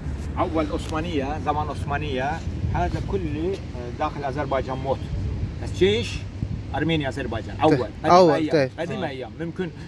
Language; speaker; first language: Arabic; non-native, learner; Azerbaijani